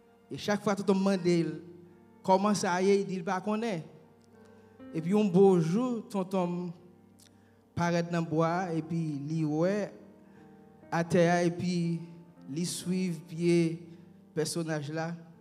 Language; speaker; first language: French; native; French